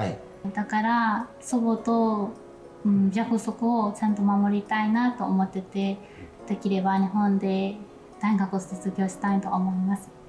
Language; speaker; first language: Japanese; non-native, learner; Burmese